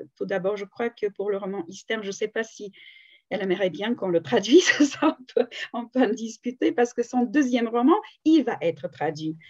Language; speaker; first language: French; non-native, fluent; Slovak